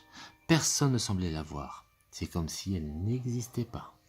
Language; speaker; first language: French; native; French